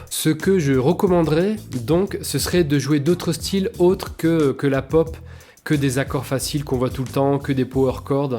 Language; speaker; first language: French; native; French